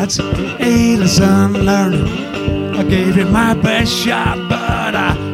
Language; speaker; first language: English; native; English